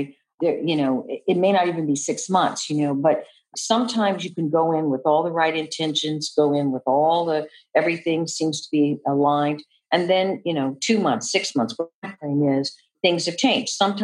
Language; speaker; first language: English; native; English